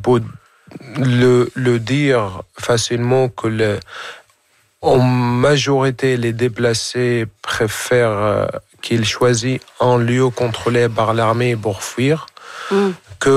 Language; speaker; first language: French; non-native, fluent; Arabic